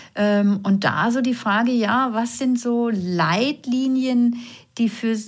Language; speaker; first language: German; native; German